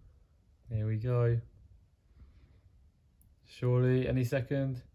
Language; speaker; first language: English; native; English